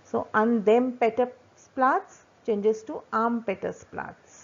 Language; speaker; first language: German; non-native, fluent; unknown